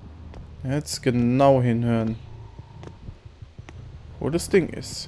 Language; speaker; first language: German; native; German